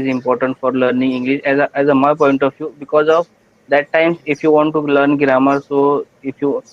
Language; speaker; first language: English; non-native, learner; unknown